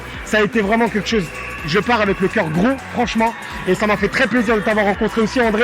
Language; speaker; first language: French; native; French